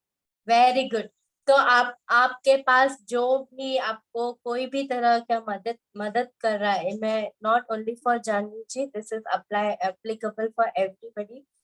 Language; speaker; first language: Hindi; native; Hindi